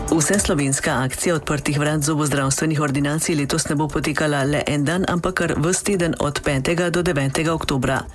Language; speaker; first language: Slovenian; native; Slovenian